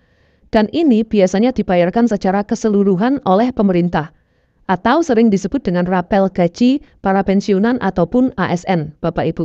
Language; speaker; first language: Indonesian; native; Indonesian